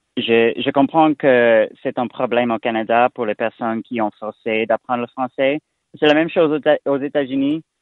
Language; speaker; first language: French; non-native, learner; English